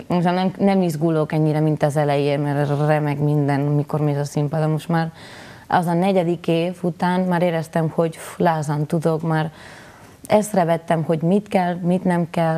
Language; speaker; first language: Hungarian; non-native, fluent; Spanish